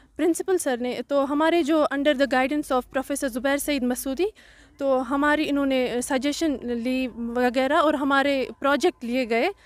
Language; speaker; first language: Hindi; non-native, local second language; Kashmiri